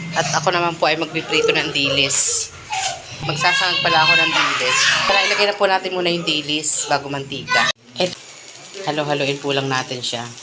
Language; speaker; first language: Filipino; native; Filipino